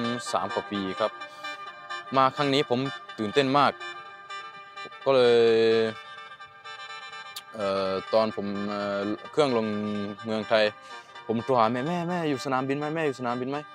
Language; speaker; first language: Thai; early bilingual, heritage; Norwegian